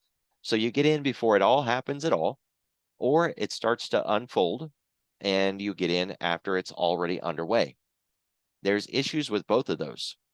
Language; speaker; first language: English; native; English